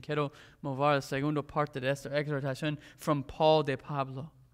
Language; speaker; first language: Spanish; non-native, fluent; English